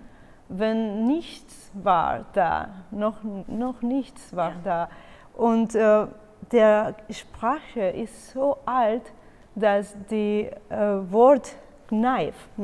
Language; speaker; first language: German; non-native, learner; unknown